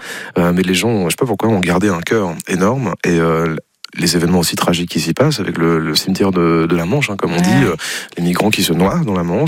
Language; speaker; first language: French; native; French